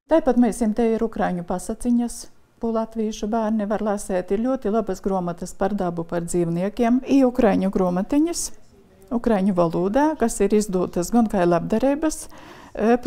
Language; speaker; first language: Latvian; native; Latvian